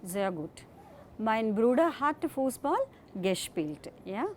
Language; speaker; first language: German; non-native, fluent; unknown